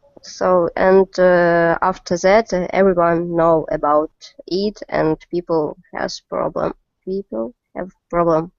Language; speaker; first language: English; non-native, learner; Russian